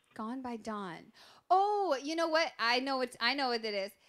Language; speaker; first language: English; native; English